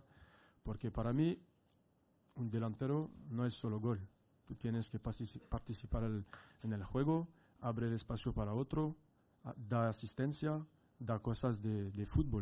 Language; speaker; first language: Spanish; non-native, fluent; French